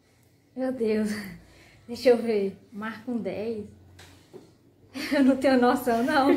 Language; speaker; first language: Portuguese; native; Portuguese